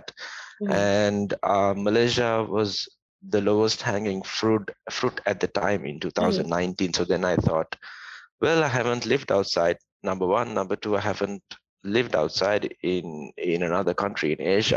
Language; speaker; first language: English; non-native, local second language; Tamil